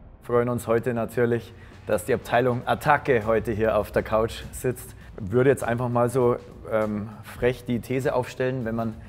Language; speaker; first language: German; native; German